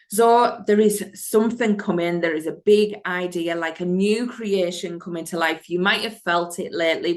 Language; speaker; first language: English; native; English